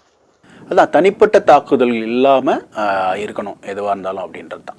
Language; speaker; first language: Tamil; native; Tamil